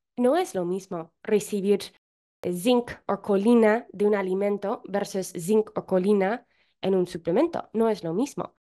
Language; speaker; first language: Spanish; non-native, fluent; English